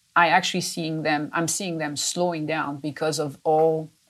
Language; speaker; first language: English; non-native, fluent; French